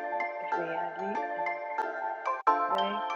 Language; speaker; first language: French; early bilingual, other home language; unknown